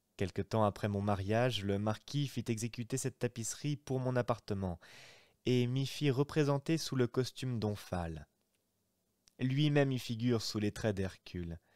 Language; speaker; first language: French; native; French